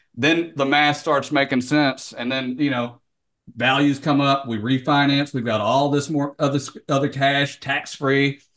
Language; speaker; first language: English; native; English